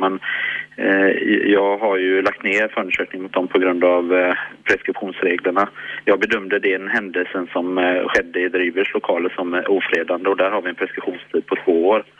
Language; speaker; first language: Swedish; native; Swedish